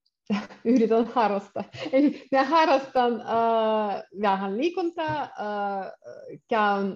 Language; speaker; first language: Finnish; non-native, learner; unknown